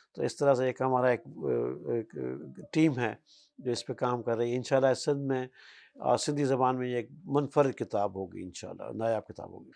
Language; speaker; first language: Urdu; non-native, local second language; Sindhi